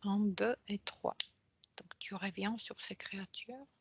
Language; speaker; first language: French; non-native, fluent; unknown